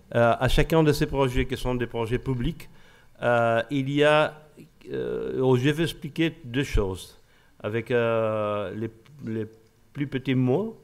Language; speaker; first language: French; non-native, learner; Spanish